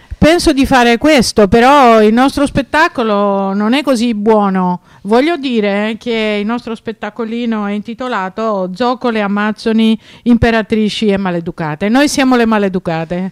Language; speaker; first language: Italian; non-native, fluent; Greek